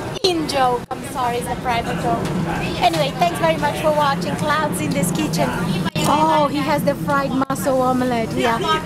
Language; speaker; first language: English; native; English